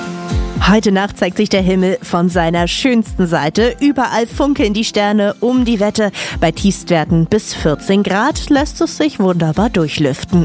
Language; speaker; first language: German; native; German